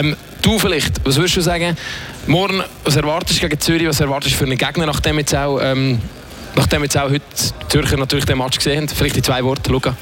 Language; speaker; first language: German; native; German